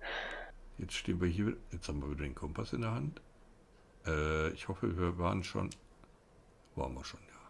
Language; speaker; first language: German; native; German